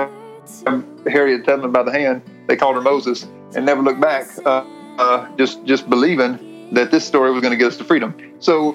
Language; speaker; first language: English; native; English